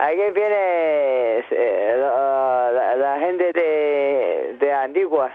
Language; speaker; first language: Spanish; non-native, learner; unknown